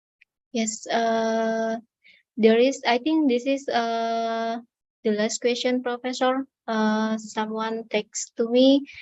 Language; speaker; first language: English; non-native, learner; Indonesian